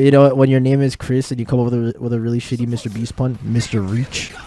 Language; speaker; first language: English; native; English